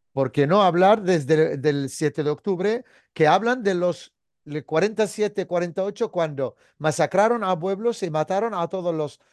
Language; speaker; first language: Spanish; non-native, fluent; Arabic